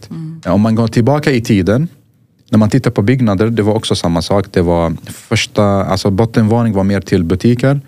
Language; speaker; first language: Swedish; non-native, fluent; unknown